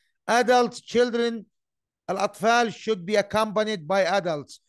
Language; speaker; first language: English; non-native, fluent; Arabic